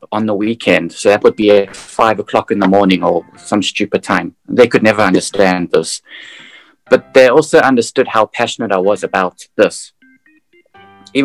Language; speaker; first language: English; native; English